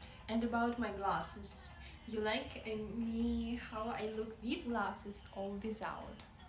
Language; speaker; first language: English; non-native, learner; Russian